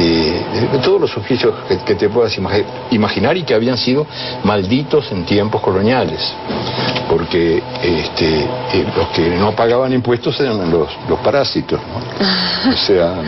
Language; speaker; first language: Spanish; native; Spanish